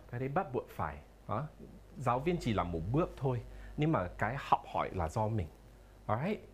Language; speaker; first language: Vietnamese; non-native, fluent; English